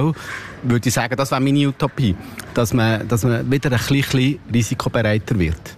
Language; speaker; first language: German; native; German